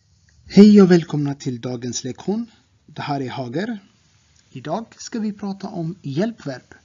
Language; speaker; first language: Swedish; non-native, fluent; Tigrinya